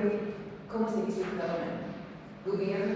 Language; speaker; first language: Spanish; non-native, learner; English